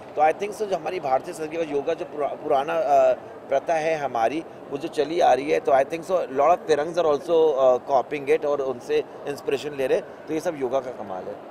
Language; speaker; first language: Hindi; native; Hindi